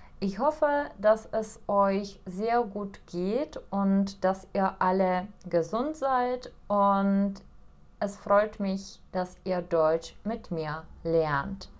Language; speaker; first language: German; non-native, fluent; Czech